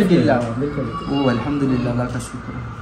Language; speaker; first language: Hindi; non-native, local second language; Malayalam